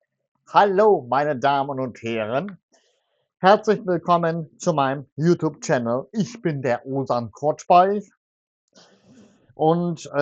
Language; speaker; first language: German; non-native, fluent; Turkish